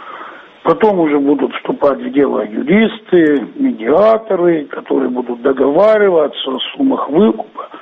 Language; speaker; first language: Russian; native; Russian